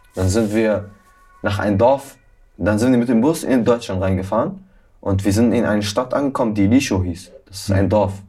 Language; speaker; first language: German; early bilingual, other home language; Arabic